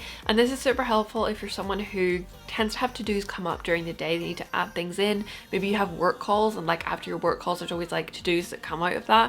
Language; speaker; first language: English; native; English